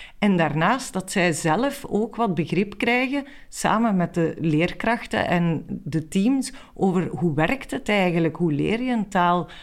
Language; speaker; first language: Dutch; native; Dutch